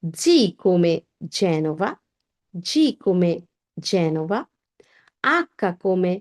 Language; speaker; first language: Italian; non-native, fluent; Bangla